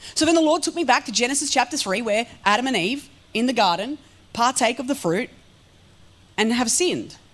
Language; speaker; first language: English; native; English